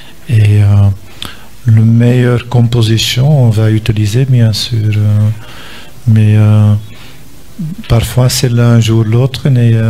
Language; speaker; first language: French; non-native, local second language; Dutch